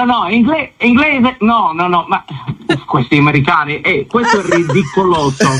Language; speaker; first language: Italian; non-native, learner; English